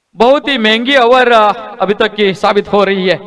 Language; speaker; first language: Hindi; non-native, local second language; Marathi